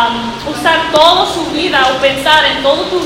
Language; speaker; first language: Spanish; non-native, learner; English